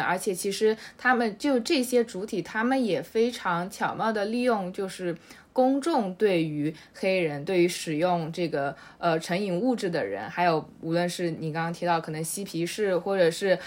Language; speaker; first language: Chinese; native; Chinese